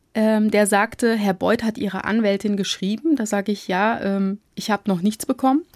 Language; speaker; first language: German; native; German